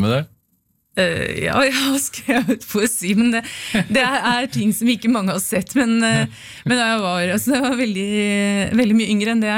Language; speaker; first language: Norwegian; early bilingual, other home language; Urdu